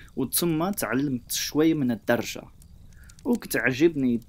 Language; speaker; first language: Arabic; non-native, fluent; English